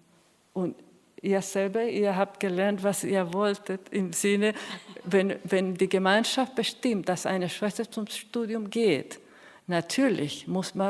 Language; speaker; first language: German; non-native, fluent; Spanish